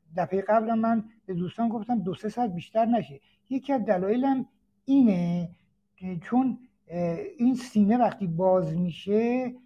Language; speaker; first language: Persian; native; Persian